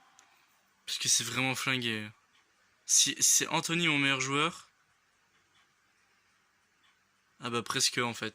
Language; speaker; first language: French; native; French